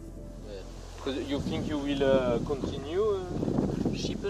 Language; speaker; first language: English; non-native, learner; French